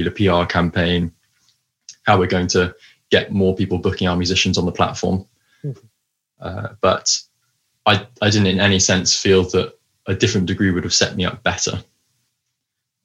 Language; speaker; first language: English; native; English